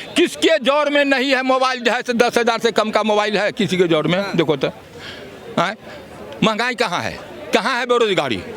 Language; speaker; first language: Hindi; native; Hindi